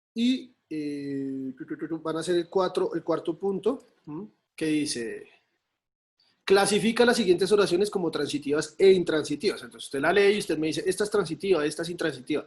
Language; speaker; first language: Spanish; native; Spanish